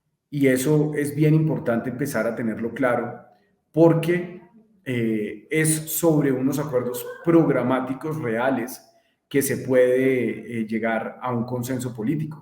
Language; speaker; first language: Spanish; native; Spanish